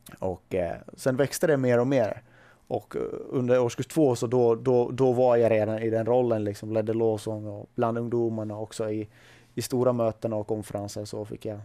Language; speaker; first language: Swedish; early bilingual, other home language; Finnish